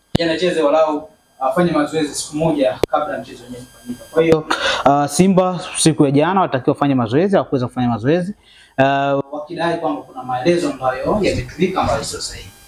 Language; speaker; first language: Swahili; native; Swahili